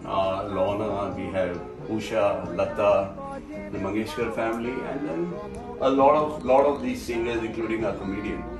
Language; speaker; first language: English; non-native, local second language; Konkani